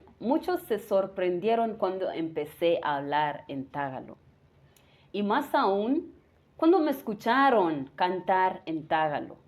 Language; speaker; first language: Spanish; non-native, fluent; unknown